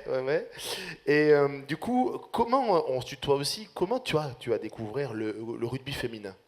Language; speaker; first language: French; native; French